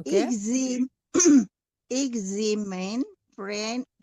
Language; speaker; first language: Dutch; non-native, learner; Indonesian